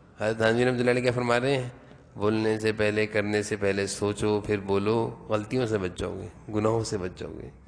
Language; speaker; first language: Urdu; native; Urdu